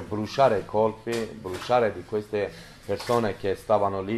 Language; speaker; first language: Italian; non-native, learner; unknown